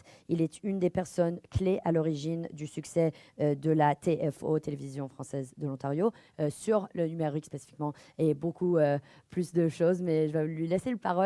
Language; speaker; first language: French; native; French